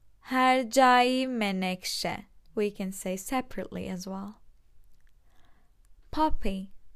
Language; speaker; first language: English; non-native, fluent; Turkish